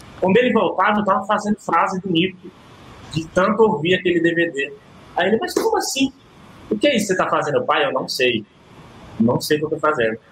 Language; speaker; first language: Portuguese; native; Portuguese